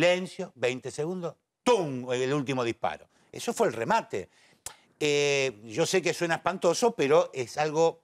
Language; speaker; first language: Spanish; native; Spanish